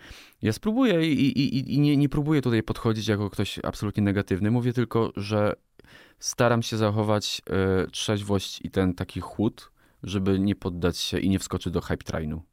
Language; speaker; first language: Polish; native; Polish